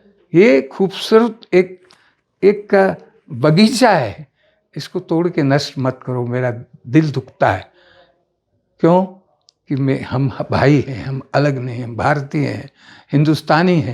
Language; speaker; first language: Hindi; native; Hindi